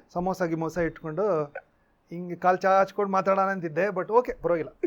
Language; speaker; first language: Kannada; non-native, local second language; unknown